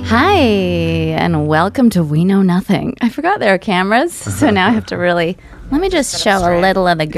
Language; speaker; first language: English; early bilingual, other home language; Russian